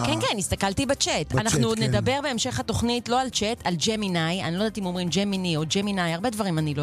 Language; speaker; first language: Hebrew; native; Hebrew